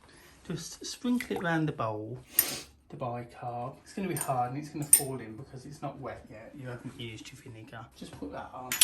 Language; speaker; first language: English; native; English